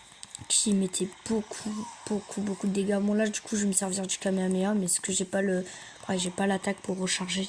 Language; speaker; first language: French; native; French